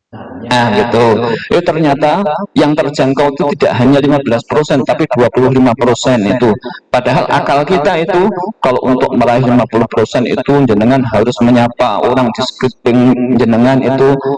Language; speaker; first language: Indonesian; non-native, local second language; Javanese